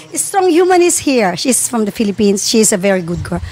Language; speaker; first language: English; non-native, local second language; Filipino